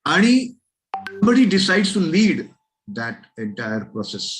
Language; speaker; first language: English; non-native, local second language; Marathi